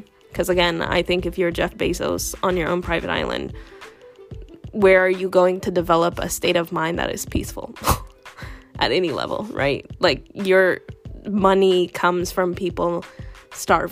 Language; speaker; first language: English; native; English